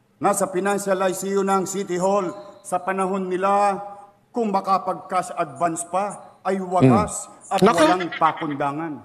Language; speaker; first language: Filipino; native; Filipino